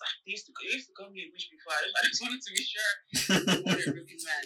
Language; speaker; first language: English; non-native, local second language; Yoruba